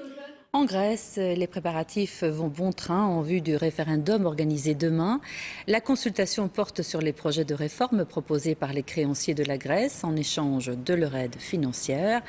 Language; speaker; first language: French; native; French